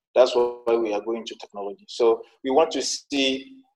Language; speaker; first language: English; non-native, fluent; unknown